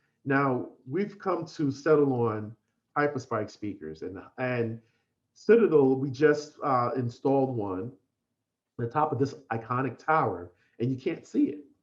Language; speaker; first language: English; native; English